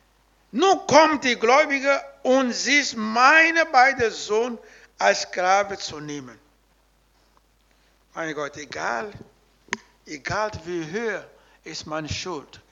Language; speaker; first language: German; non-native, learner; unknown